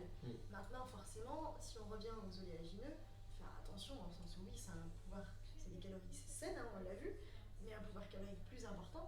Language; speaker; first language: French; native; French